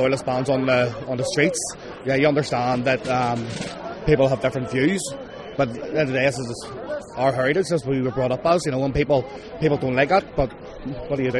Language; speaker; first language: English; native; English